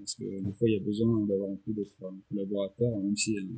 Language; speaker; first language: French; native; French